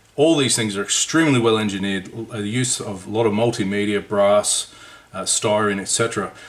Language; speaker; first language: English; native; English